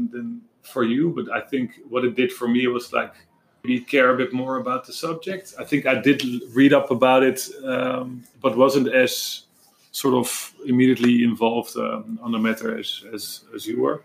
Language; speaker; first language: English; non-native, fluent; Dutch